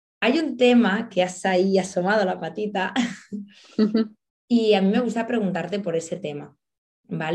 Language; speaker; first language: Spanish; native; Spanish